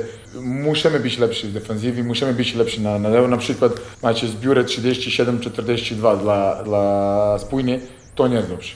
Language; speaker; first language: Polish; non-native, fluent; Serbian